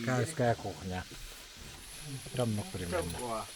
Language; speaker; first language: Russian; non-native, local second language; Yakut